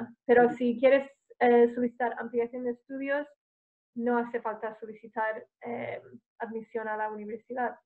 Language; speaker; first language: Spanish; non-native, fluent; English